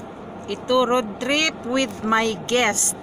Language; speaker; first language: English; non-native, local second language; Filipino